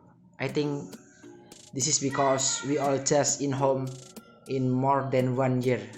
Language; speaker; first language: English; non-native, learner; Indonesian